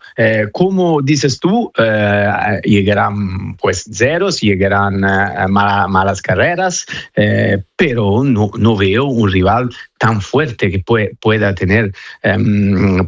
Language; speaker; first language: Spanish; non-native, fluent; Italian